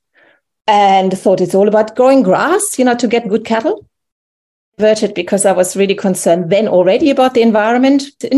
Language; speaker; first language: English; non-native, fluent; German